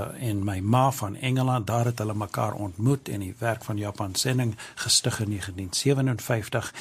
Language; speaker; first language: Afrikaans; early bilingual, heritage; English